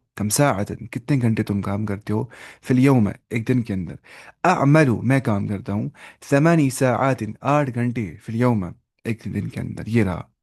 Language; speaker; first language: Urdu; non-native, local second language; Kashmiri